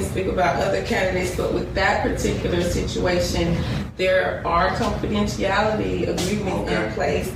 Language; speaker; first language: English; native; English